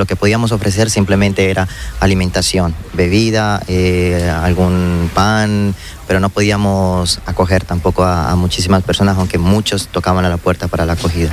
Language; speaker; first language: Spanish; native; Spanish